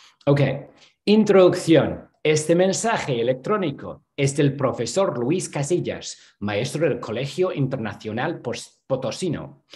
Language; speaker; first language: Spanish; non-native, fluent; English